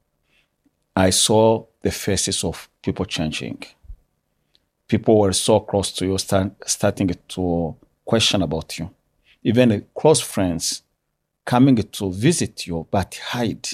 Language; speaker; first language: English; non-native, local second language; Kinyarwanda